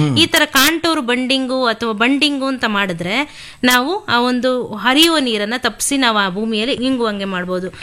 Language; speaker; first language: Kannada; native; Kannada